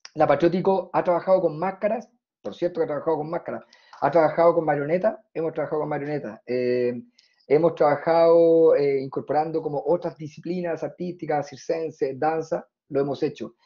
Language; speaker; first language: Spanish; native; Spanish